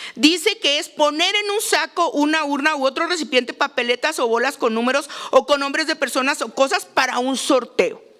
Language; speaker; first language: Spanish; native; Spanish